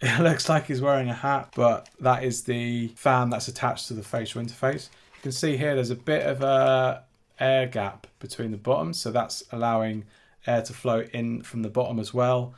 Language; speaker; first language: English; native; English